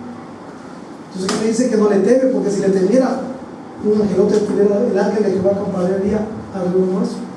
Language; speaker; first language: Spanish; native; Spanish